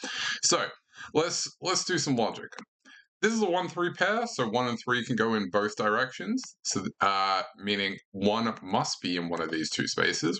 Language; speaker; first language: English; native; English